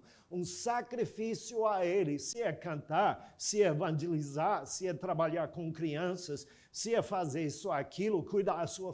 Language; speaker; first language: Portuguese; non-native, fluent; English